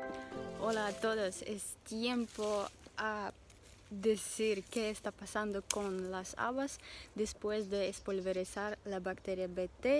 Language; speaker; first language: Spanish; non-native, learner; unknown